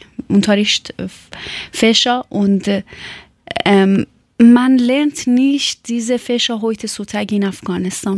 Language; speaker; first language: German; non-native, learner; Persian